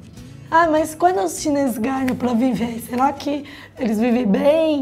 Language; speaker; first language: Portuguese; non-native, fluent; Chinese